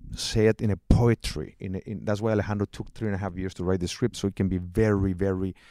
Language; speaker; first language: English; non-native, fluent; Spanish